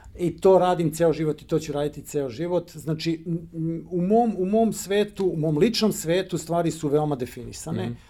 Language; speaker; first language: Serbian; native; Serbian